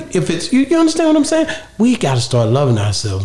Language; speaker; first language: English; native; English